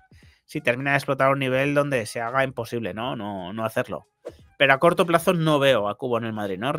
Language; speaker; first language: Spanish; native; Spanish